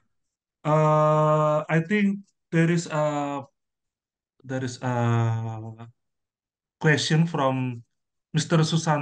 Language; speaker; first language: English; non-native, learner; Indonesian